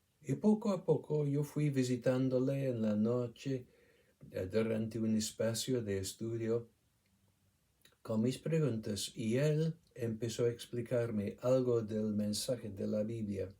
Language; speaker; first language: Spanish; non-native, fluent; English